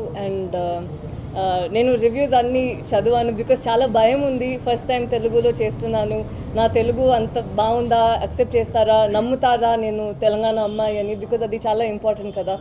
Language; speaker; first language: Telugu; non-native, learner; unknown